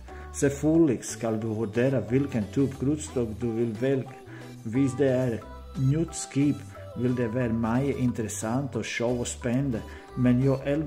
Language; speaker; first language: Swedish; non-native, learner; Danish